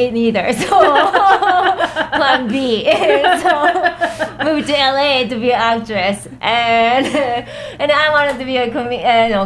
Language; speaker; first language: English; non-native, fluent; Japanese